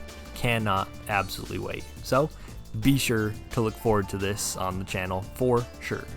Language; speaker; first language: English; native; English